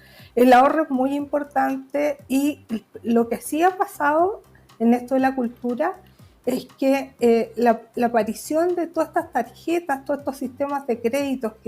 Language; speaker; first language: Spanish; native; Spanish